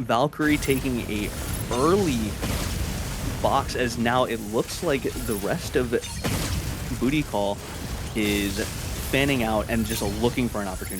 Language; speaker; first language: English; native; English